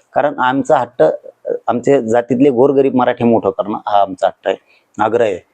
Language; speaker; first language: Marathi; native; Marathi